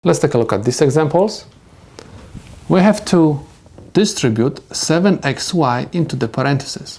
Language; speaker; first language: English; non-native, fluent; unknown